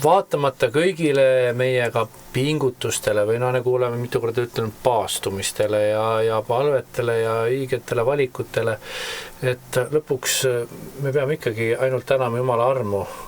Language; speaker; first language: Estonian; native; Estonian